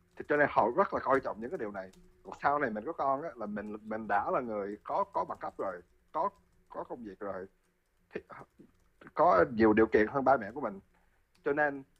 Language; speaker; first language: Vietnamese; early bilingual, heritage; Vietnamese